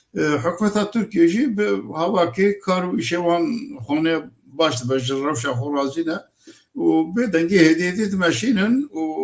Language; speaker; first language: Kurdish; native; Kurdish